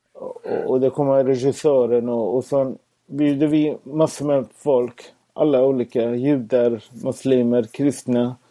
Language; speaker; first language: Swedish; non-native, fluent; Persian